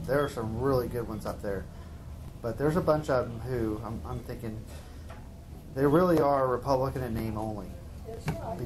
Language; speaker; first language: English; native; English